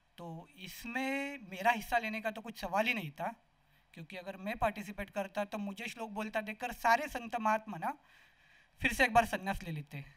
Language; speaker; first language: Hindi; non-native, local second language; Marathi